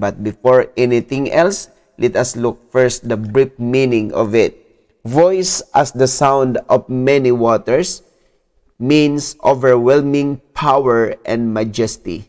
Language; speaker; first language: English; non-native, local second language; Filipino